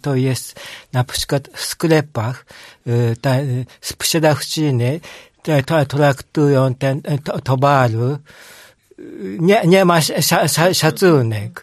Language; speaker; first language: Polish; non-native, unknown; Japanese